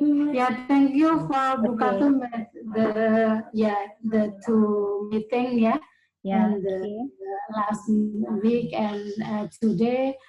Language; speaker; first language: English; non-native, learner; Indonesian